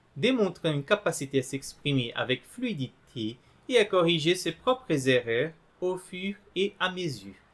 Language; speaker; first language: French; non-native, fluent; Portuguese